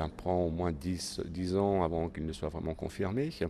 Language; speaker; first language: French; native; French